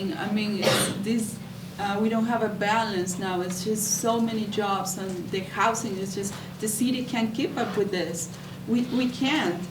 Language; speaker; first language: English; non-native, fluent; Spanish